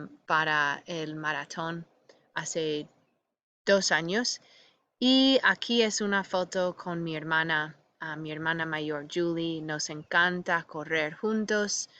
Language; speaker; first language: Spanish; non-native, fluent; English